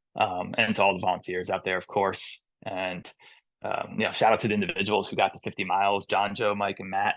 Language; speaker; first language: English; native; English